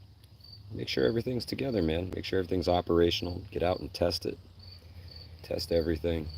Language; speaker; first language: English; native; English